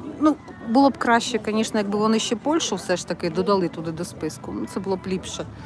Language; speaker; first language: Ukrainian; non-native, local second language; Russian